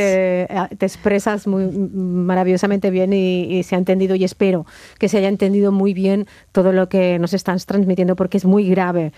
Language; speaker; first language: Spanish; native; Spanish